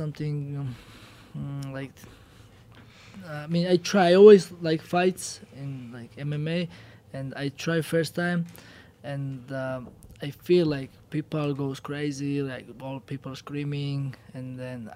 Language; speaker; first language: English; non-native, learner; Georgian